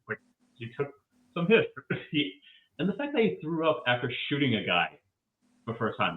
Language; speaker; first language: English; native; English